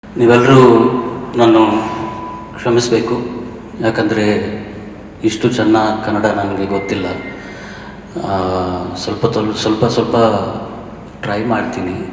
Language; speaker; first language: Kannada; non-native, learner; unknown